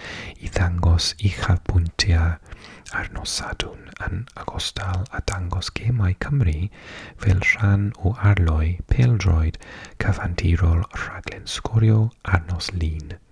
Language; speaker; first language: Welsh; non-native, fluent; English